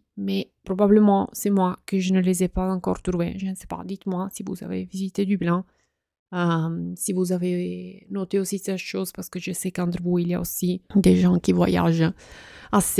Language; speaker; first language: French; non-native, fluent; Italian